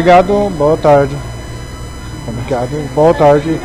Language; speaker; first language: Portuguese; non-native, learner; English